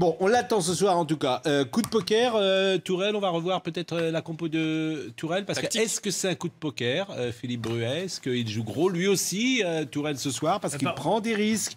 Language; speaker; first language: French; native; French